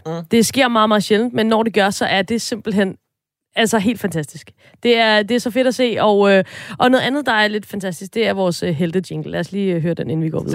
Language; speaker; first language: Danish; native; Danish